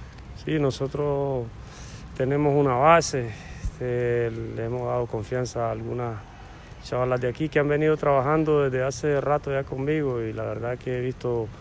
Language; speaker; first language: Spanish; native; Spanish